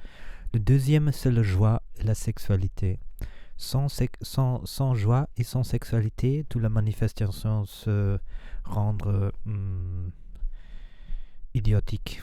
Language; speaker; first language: French; non-native, learner; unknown